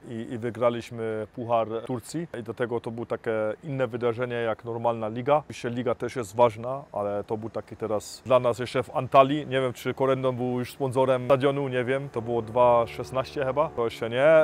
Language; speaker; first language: Polish; early bilingual, heritage; Polish